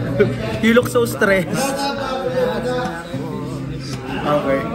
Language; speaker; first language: English; non-native, learner; Filipino